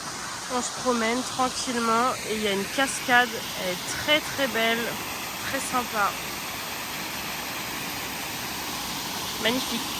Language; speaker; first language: French; native; French